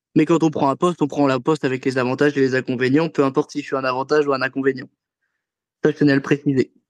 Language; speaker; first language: French; native; French